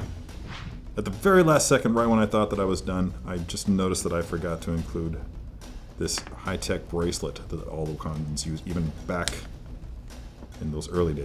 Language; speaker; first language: English; native; English